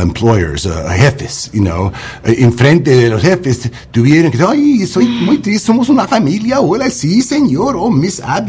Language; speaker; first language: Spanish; non-native, learner; English